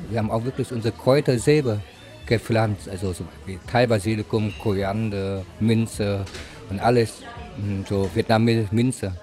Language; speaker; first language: German; non-native, learner; Vietnamese